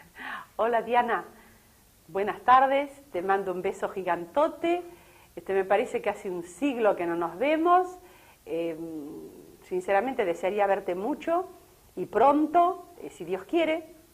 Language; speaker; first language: Spanish; native; Spanish